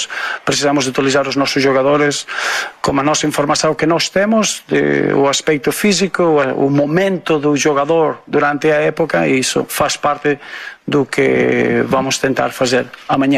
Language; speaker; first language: Portuguese; non-native, fluent; Spanish